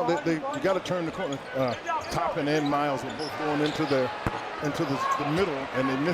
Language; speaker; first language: English; native; English